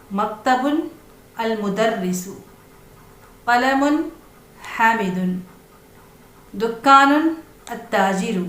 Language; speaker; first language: Arabic; non-native, fluent; Urdu